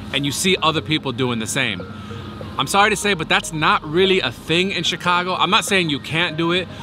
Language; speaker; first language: English; native; English